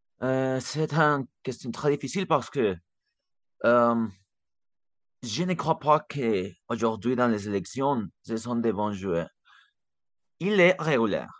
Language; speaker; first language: French; non-native, learner; Spanish